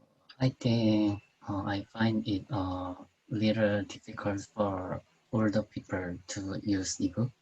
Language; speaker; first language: English; non-native, learner; Korean